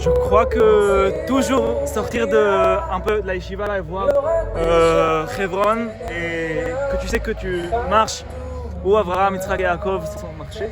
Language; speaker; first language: French; early bilingual, heritage; French